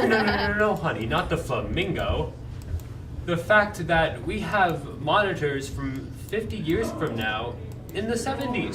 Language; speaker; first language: English; native; English